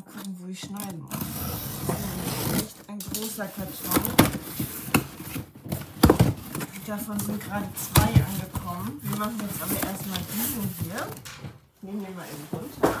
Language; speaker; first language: German; native; German